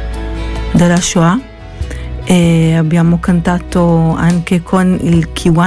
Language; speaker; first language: Italian; non-native, fluent; Hebrew